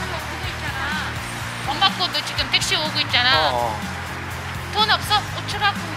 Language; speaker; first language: Korean; non-native, fluent; Uzbek